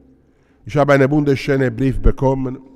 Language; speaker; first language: German; non-native, learner; Italian